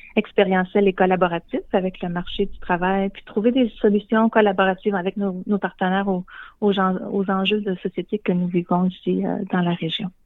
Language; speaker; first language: French; native; French